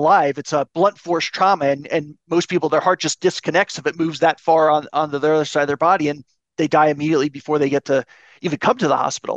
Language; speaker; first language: English; native; English